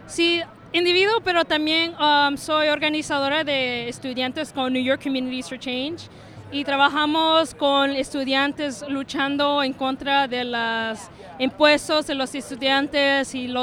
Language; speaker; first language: Spanish; early bilingual, heritage; Spanish